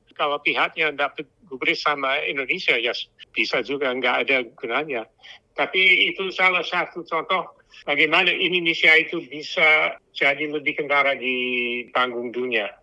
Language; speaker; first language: Indonesian; non-native, fluent; English